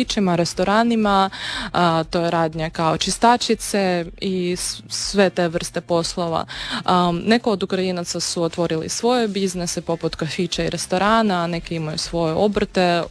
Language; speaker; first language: Croatian; non-native, fluent; Ukrainian